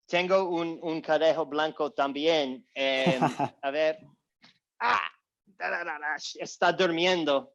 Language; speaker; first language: Spanish; non-native, learner; English